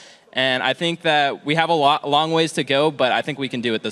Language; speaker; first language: English; native; English